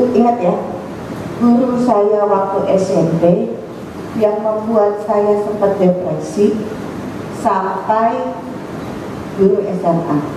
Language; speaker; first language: Indonesian; native; Indonesian